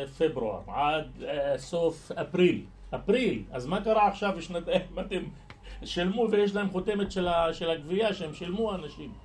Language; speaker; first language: Hebrew; non-native, local second language; Arabic